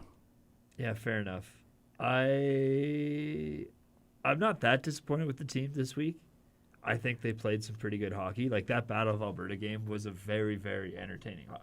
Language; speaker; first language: English; native; English